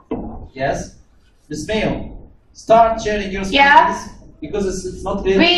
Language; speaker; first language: English; non-native, learner; Arabic